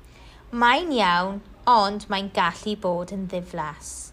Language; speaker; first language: Welsh; non-native, local second language; English